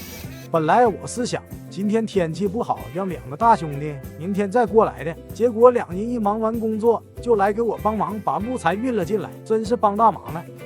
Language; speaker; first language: Chinese; native; Chinese